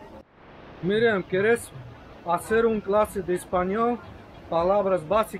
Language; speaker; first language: Spanish; non-native, fluent; Russian